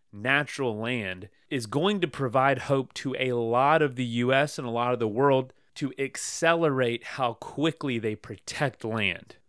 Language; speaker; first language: English; native; English